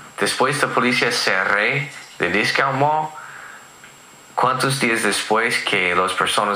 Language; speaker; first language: Spanish; non-native, learner; English